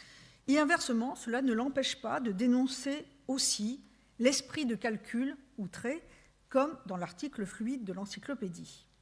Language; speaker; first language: French; native; French